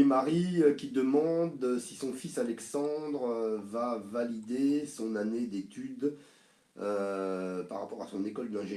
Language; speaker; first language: French; native; French